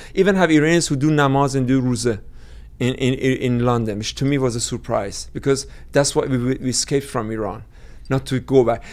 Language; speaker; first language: English; non-native, fluent; Persian